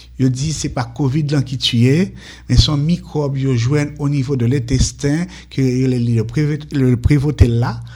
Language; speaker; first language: French; non-native, local second language; Haitian Creole